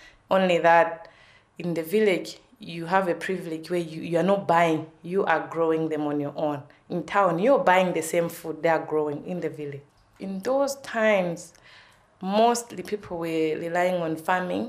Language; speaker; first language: English; non-native, local second language; Nyanja